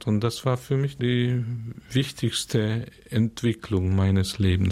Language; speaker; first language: German; non-native, fluent; Hungarian